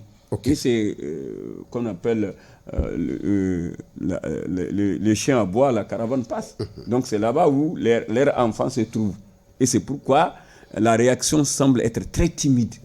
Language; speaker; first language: French; non-native, local second language; Bambara